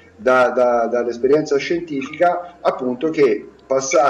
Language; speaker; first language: Italian; native; Italian